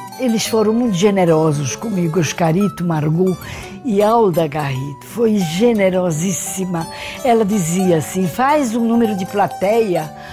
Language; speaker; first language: Portuguese; early bilingual, other home language; Hungarian